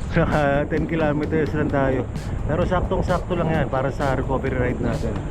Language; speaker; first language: Filipino; native; Filipino